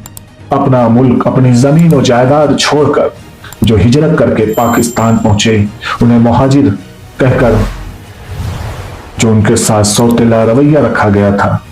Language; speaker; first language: Urdu; native; Urdu